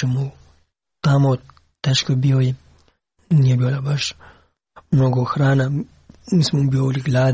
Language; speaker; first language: Serbian; non-native, learner; Pashto